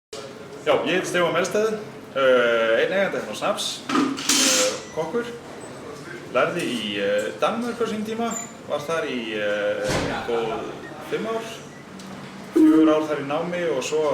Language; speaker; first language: Icelandic; native; Icelandic